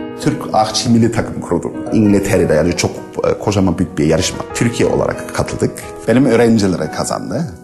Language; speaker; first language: Turkish; non-native, learner; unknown